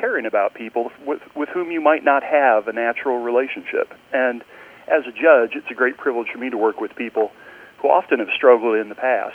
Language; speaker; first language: English; native; English